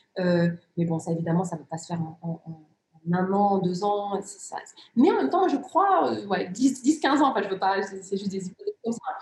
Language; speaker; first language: French; early bilingual, other home language; Riffian